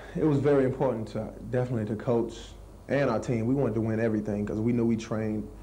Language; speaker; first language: English; native; English